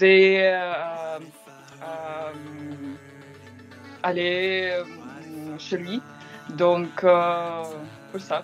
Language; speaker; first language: French; non-native, learner; Ukrainian